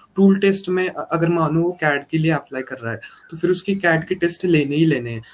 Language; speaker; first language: Hindi; non-native, local second language; Marathi